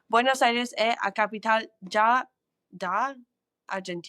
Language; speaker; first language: Portuguese; non-native, learner; English